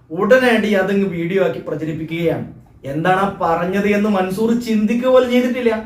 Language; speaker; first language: Malayalam; native; Malayalam